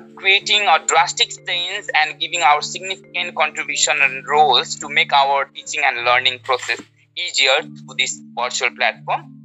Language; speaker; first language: English; non-native, local second language; Nepali